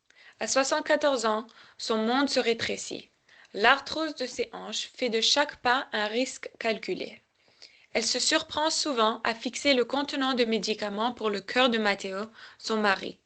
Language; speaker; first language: French; native; French